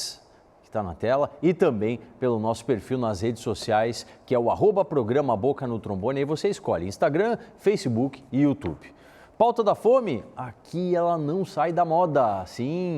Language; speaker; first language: Portuguese; native; Portuguese